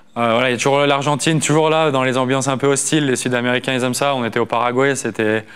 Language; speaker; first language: French; native; French